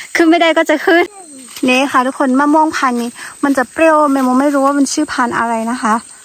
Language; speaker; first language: Thai; non-native, local second language; Karen languages